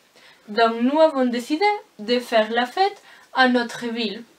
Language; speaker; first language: French; non-native, learner; Spanish